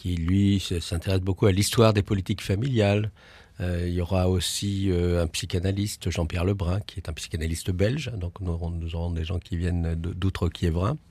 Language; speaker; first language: French; native; French